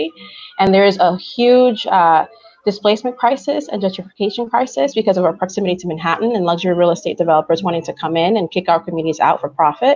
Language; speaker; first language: English; early bilingual, other home language; Spanish